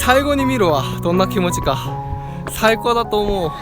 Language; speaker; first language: Japanese; non-native, fluent; Korean